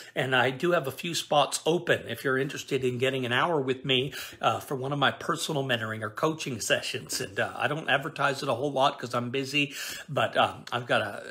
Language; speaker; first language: English; native; English